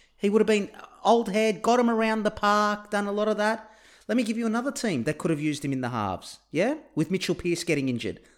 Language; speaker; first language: English; early bilingual, other home language; Turkish